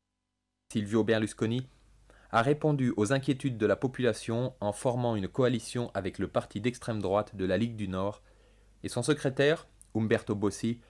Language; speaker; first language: French; native; French